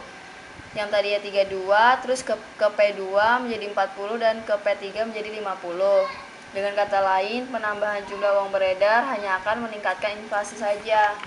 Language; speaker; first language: Indonesian; native; Indonesian